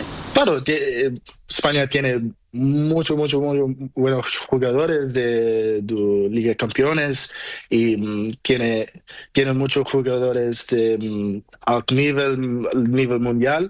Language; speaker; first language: Spanish; non-native, local second language; Portuguese